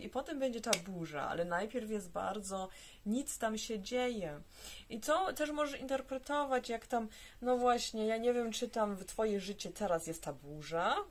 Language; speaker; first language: Polish; early bilingual, heritage; Polish